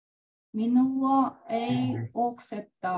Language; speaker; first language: Finnish; non-native, learner; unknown